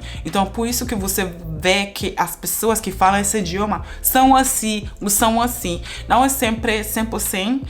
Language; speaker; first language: Portuguese; non-native, fluent; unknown